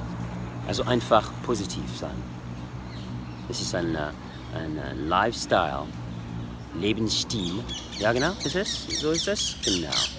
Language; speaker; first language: German; non-native, learner; French